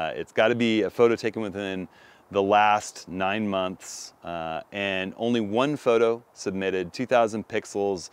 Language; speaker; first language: English; native; English